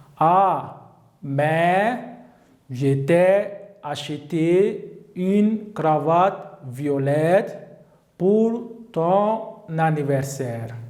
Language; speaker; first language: French; non-native, learner; Turkish